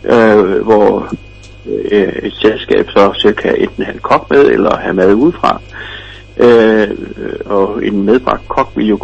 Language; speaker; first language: Danish; native; Danish